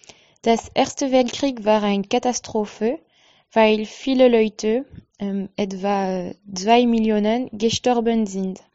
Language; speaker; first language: German; non-native, learner; French